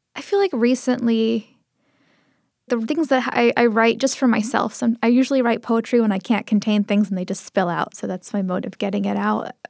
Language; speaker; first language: English; early bilingual, other home language; Tamil